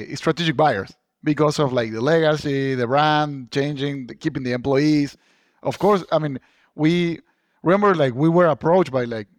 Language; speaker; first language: English; non-native, fluent; Spanish